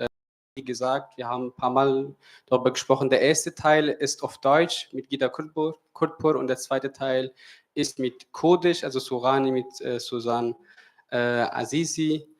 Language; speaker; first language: German; non-native, fluent; Kurdish